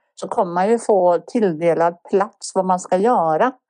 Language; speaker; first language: Swedish; non-native, fluent; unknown